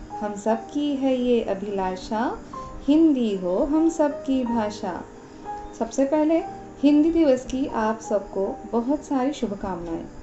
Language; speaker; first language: Hindi; non-native, local second language; Marathi